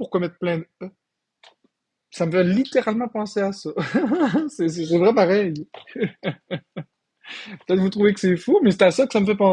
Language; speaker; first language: French; native; French